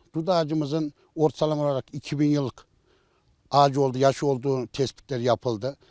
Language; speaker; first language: Turkish; native; Turkish